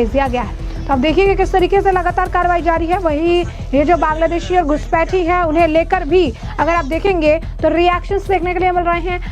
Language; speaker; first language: Hindi; native; Hindi